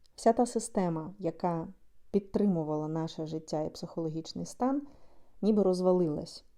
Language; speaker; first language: Ukrainian; non-native, local second language; Russian